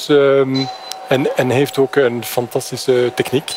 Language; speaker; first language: Dutch; non-native, fluent; French